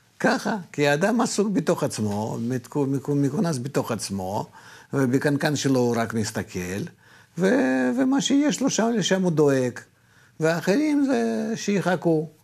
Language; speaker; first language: Hebrew; non-native, fluent; Russian